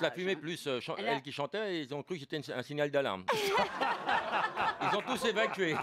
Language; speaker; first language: French; native; French